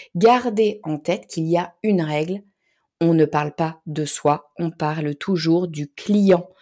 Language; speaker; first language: French; native; French